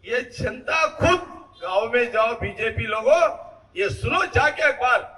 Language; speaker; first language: Hindi; non-native, local second language; Telugu